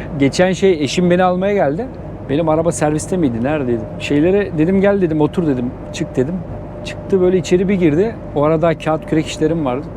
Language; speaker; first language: Turkish; native; Turkish